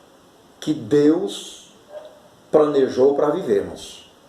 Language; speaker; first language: Portuguese; native; Portuguese